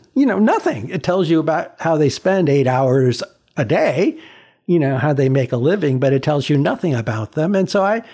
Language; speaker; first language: English; early bilingual, other home language; Chinese